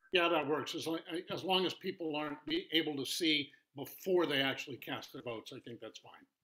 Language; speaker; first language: English; native; English